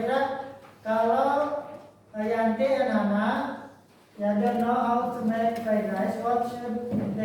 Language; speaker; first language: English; non-native, fluent; Indonesian